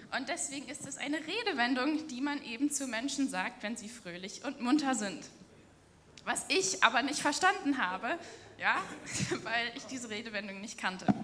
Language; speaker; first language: German; native; German